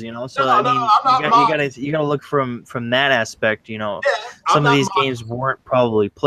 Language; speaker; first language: English; native; English